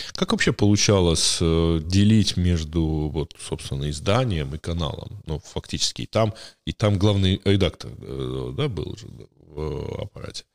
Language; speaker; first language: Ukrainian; non-native, local second language; Russian